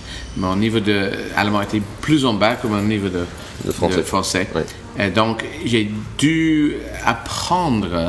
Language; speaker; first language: French; non-native, learner; English